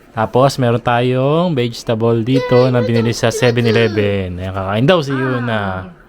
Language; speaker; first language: Filipino; native; Filipino